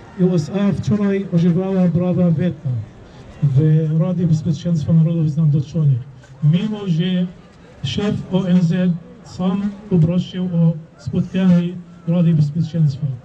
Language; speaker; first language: Polish; non-native, fluent; Arabic